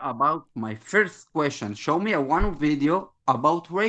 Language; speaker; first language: English; non-native, learner; Hebrew